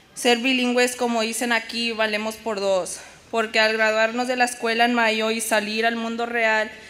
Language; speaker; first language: Spanish; early bilingual, heritage; Spanish